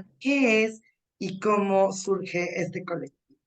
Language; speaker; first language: Spanish; native; Spanish